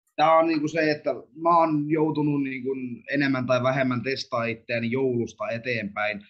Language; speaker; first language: Finnish; native; Finnish